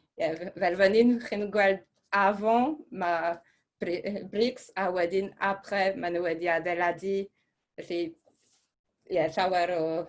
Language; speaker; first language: Welsh; non-native, fluent; French